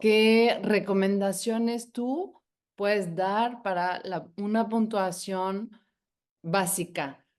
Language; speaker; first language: Spanish; non-native, fluent; French